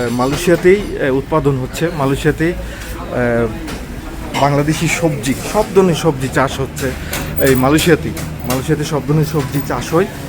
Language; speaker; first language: Bangla; native; Bangla